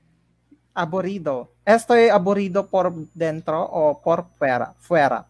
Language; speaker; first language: Spanish; non-native, learner; Filipino